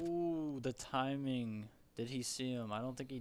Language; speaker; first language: English; native; English